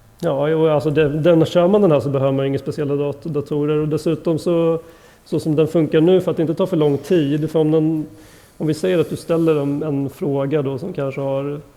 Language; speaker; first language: Swedish; native; Swedish